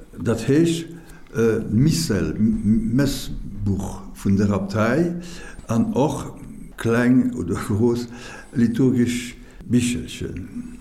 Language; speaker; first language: Luxembourgish; non-native, fluent; French